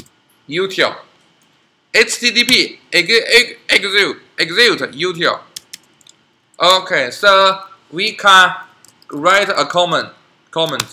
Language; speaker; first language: English; non-native, learner; Chinese